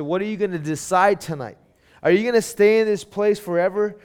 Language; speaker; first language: English; early bilingual, other home language; Spanish